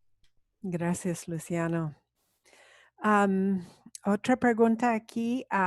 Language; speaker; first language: Spanish; non-native, fluent; English